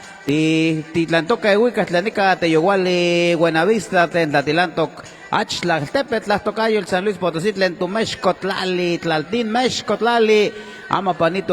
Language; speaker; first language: Spanish; native; Spanish